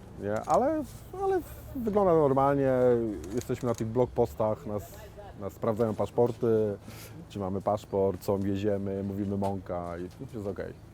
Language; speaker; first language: Polish; native; Polish